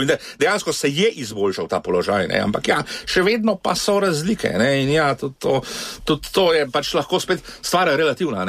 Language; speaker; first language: Slovenian; native; Slovenian